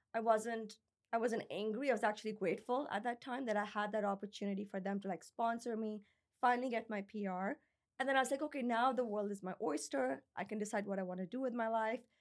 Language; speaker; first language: English; non-native, local second language; Urdu